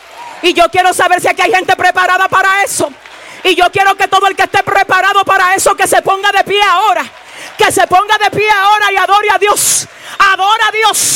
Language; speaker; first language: Spanish; native; Spanish